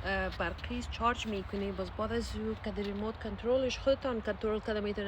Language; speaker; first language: Persian; native; Persian